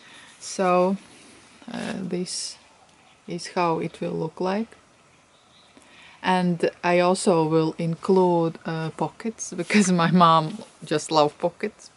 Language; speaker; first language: English; non-native, fluent; Latvian